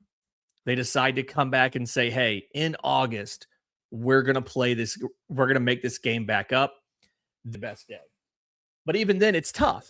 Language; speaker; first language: English; native; English